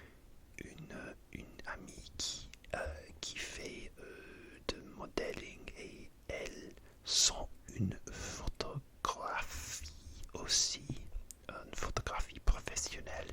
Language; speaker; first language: French; non-native, learner; English